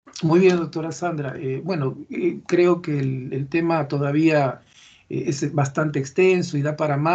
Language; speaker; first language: Spanish; native; Spanish